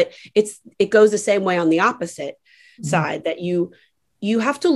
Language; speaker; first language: English; native; English